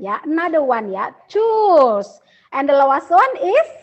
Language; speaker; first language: English; non-native, learner; Indonesian